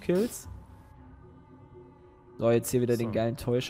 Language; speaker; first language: German; native; German